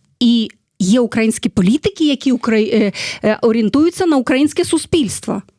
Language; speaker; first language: Ukrainian; non-native, fluent; Russian